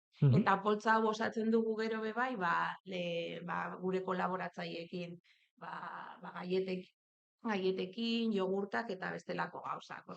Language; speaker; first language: Basque; native; Basque